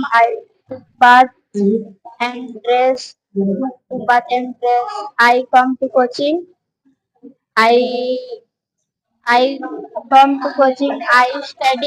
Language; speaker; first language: English; non-native, learner; Hindi